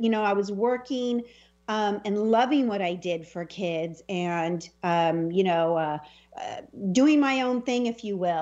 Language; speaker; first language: English; native; English